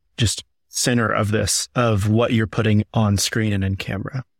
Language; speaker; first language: English; native; English